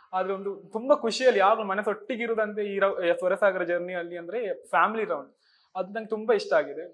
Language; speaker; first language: Kannada; non-native, local second language; Malayalam